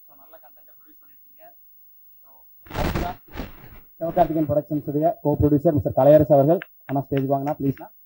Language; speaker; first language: Tamil; native; Tamil